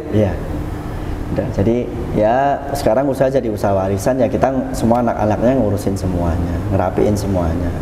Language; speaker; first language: Indonesian; non-native, local second language; Javanese